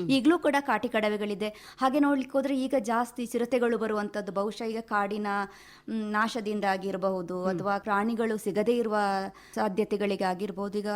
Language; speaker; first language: Kannada; non-native, local second language; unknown